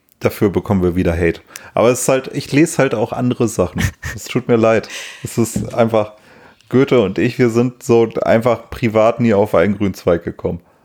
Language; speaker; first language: German; native; German